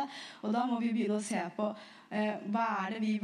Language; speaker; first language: Norwegian; early bilingual, other home language; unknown